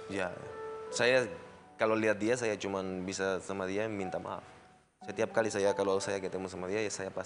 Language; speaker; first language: Indonesian; non-native, learner; Spanish